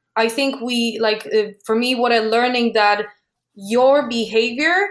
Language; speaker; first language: English; non-native, fluent; Polish